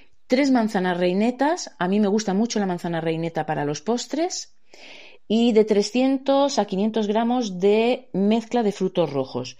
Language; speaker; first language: Spanish; native; Spanish